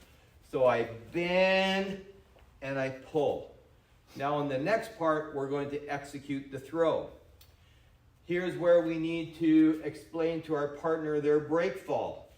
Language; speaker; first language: English; native; English